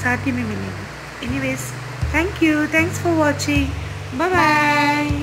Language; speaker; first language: Hindi; non-native, local second language; Konkani